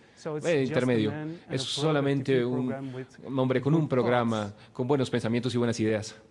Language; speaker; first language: Spanish; non-native, fluent; Dutch